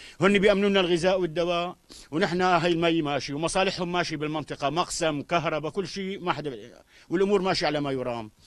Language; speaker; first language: Arabic; native; Arabic